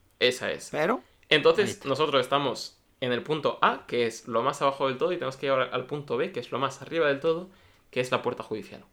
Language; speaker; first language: Spanish; early bilingual, other home language; Russian